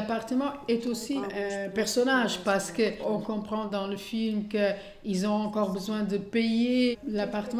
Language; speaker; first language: French; non-native, fluent; Portuguese